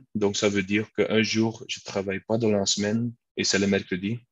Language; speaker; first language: French; non-native, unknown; Dutch